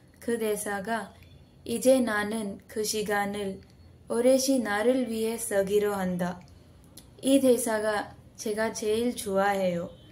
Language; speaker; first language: Korean; non-native, learner; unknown